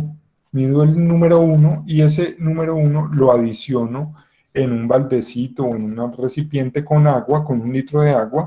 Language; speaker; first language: Spanish; native; Spanish